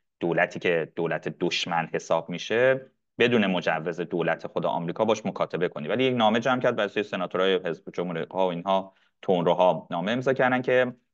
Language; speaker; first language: Persian; non-native, local second language; Arabic